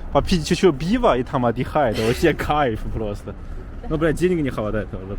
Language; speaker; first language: Russian; non-native, learner; Chinese